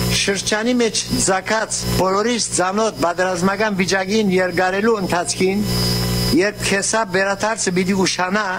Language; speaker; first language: Armenian; early bilingual, heritage; Armenian